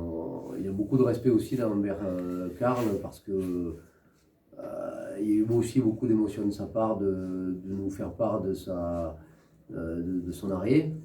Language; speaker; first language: French; native; French